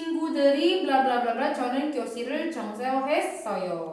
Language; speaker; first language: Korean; non-native, fluent; Indonesian